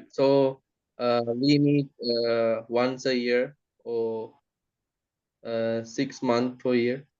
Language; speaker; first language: English; non-native, learner; Sinhala